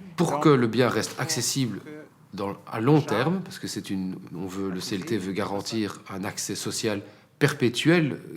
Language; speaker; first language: French; native; French